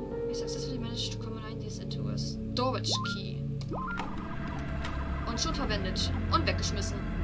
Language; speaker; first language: German; native; German